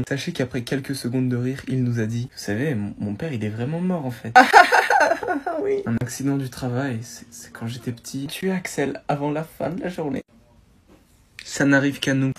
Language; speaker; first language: French; native; French